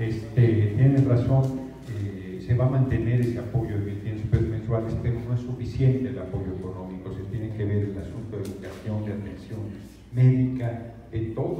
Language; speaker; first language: Spanish; native; Spanish